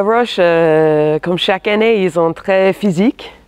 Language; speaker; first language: French; non-native, fluent; English